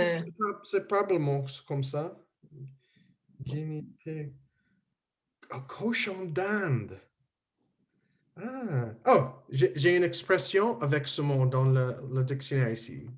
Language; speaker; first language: French; non-native, learner; English